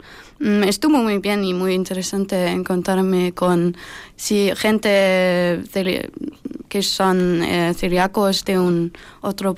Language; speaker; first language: Spanish; non-native, learner; German